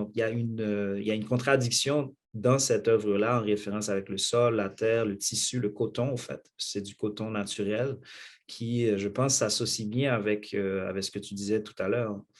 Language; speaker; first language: French; non-native, local second language; Haitian Creole